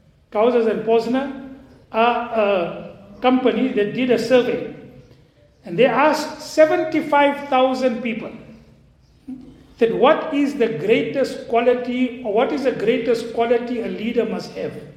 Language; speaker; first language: English; native; English